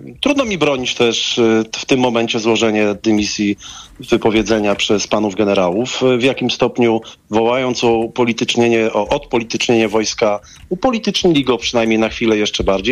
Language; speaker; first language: Polish; native; Polish